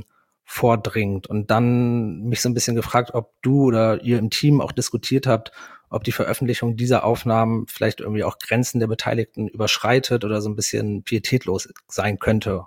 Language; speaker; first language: German; native; German